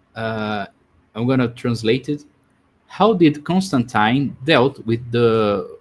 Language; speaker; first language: English; non-native, fluent; Portuguese